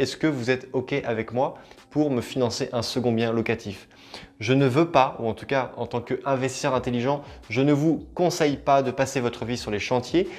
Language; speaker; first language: French; native; French